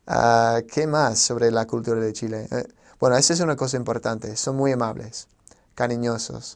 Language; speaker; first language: Spanish; non-native, fluent; English